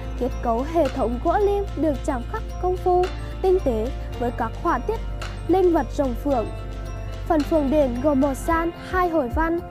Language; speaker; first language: Vietnamese; native; Vietnamese